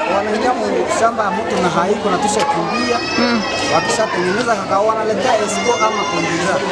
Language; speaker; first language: Swahili; non-native, local second language; Nande